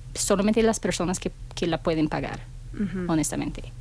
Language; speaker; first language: Spanish; non-native, fluent; English